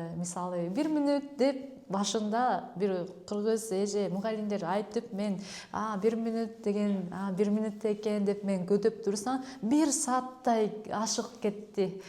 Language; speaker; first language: Kyrgyz; non-native, fluent; Japanese